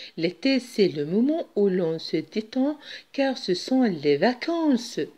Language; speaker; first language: French; non-native, local second language; Arabic